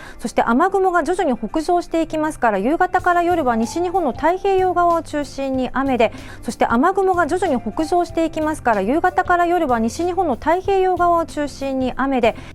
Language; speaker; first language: Japanese; native; Japanese